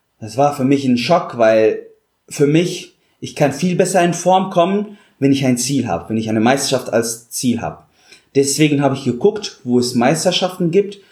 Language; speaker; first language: German; non-native, fluent; Arabic